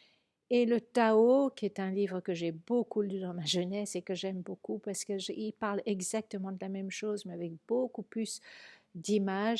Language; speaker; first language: French; native; French